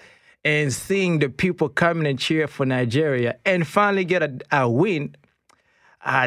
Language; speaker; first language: English; non-native, local second language; Kinyarwanda